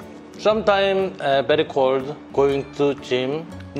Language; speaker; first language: English; non-native, learner; Korean